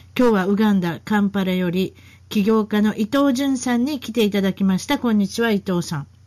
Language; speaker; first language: Japanese; native; Japanese